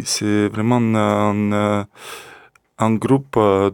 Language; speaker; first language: French; non-native, learner; Russian